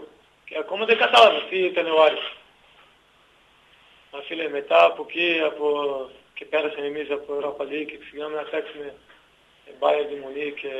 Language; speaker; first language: Greek; non-native, learner; Portuguese